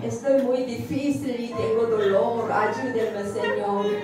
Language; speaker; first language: Spanish; non-native, learner; Korean